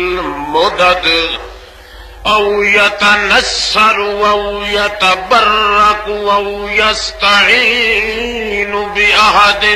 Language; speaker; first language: Arabic; non-native, fluent; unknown